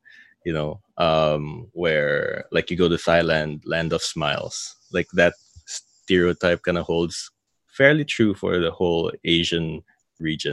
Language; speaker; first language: English; native; English